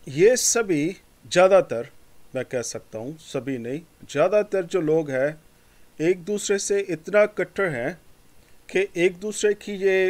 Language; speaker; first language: Hindi; non-native, local second language; Punjabi